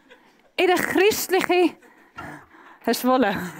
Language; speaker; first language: German; non-native, fluent; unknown